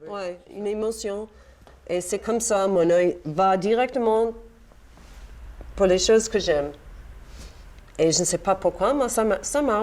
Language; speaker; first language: French; non-native, fluent; English